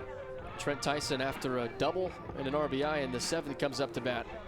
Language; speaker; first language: English; native; English